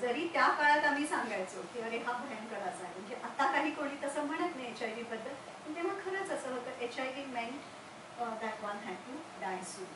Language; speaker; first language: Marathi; non-native, local second language; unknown